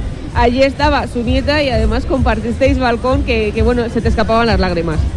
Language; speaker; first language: Spanish; native; Spanish